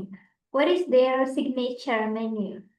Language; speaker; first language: English; non-native, fluent; Indonesian